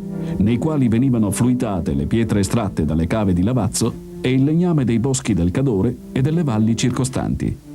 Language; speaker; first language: Italian; native; Italian